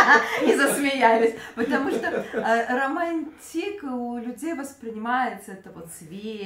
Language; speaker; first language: Russian; native; Russian